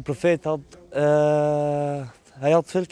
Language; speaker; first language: Dutch; non-native, learner; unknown